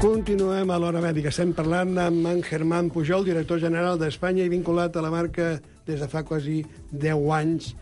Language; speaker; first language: Catalan; native; Catalan